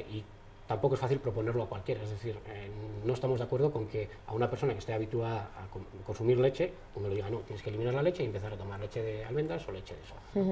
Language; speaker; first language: Spanish; native; Spanish